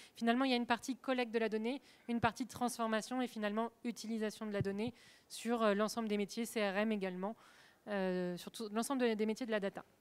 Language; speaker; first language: French; native; French